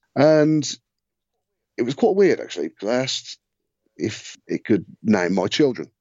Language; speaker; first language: English; native; English